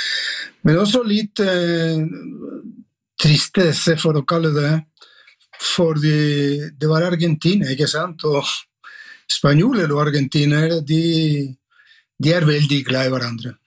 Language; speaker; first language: Norwegian; non-native, fluent; Spanish